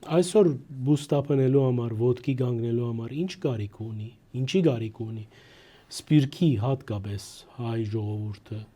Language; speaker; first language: Armenian; early bilingual, heritage; Armenian